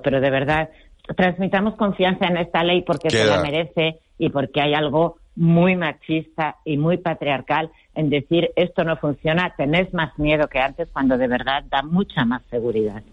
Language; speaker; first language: Spanish; native; Spanish